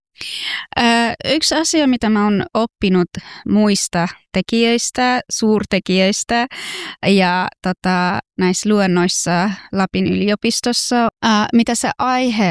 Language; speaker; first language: Finnish; non-native, fluent; Persian